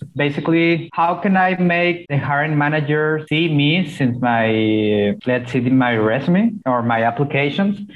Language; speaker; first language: English; non-native, fluent; Spanish